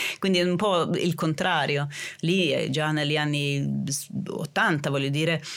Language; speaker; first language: Italian; non-native, fluent; Swedish